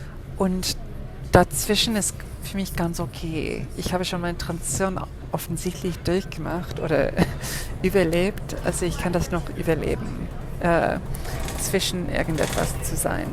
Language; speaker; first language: German; non-native, fluent; English